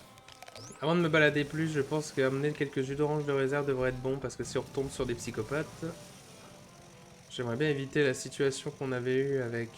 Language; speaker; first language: French; native; French